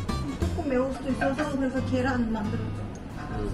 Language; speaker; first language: Korean; non-native, fluent; Thai